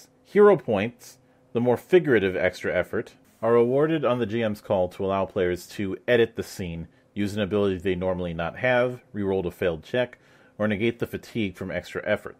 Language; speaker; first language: English; native; English